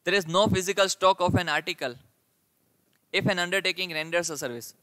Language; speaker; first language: English; non-native, local second language; Gujarati